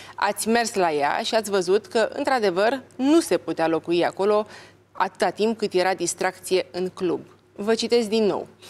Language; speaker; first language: Romanian; native; Romanian